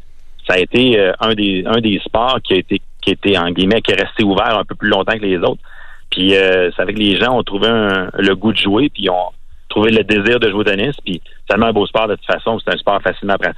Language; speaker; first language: French; native; French